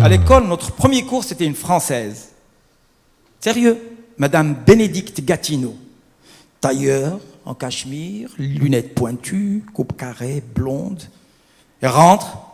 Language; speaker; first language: French; non-native, local second language; Arabic